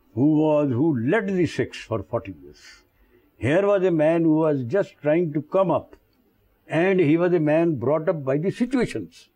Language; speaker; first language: English; non-native, local second language; Punjabi